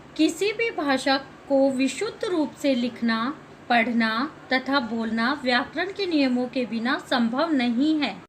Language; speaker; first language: Hindi; native; Hindi